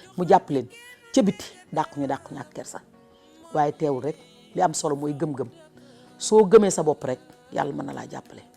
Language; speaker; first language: Wolof; native; Wolof